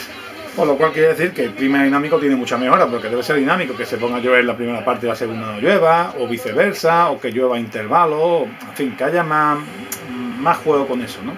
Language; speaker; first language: Spanish; native; Spanish